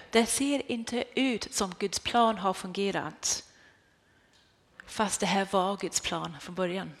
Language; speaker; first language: Swedish; non-native, fluent; English